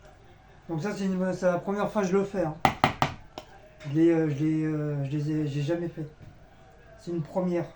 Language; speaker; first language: French; native; French